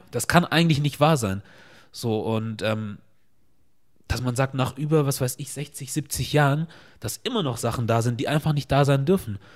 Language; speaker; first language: German; early bilingual, other home language; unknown